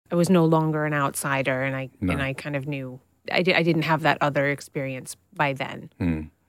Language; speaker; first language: English; native; English